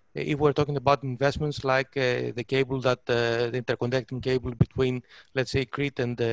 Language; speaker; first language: English; non-native, fluent; Greek